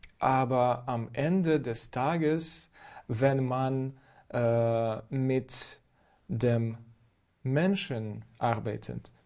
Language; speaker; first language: German; non-native, fluent; Ukrainian